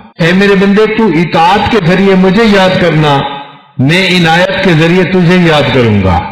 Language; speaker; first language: Urdu; non-native, local second language; Punjabi